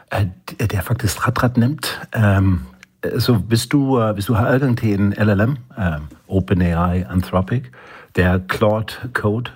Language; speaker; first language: Danish; non-native, fluent; German